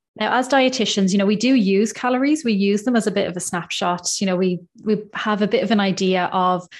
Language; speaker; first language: English; native; English